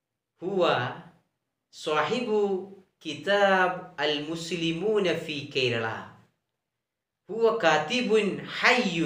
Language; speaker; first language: Arabic; non-native, fluent; Malayalam